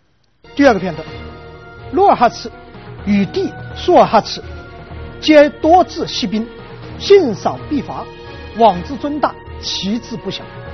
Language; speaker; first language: Chinese; native; Chinese